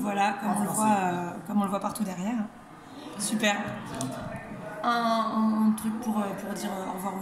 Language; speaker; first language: French; native; French